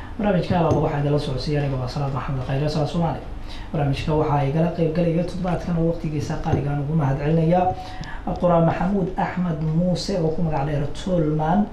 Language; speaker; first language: Somali; native; Somali